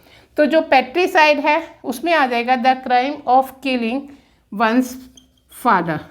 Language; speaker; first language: Hindi; native; Hindi